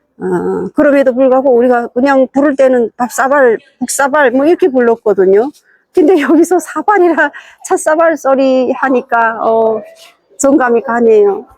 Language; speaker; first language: Korean; native; Korean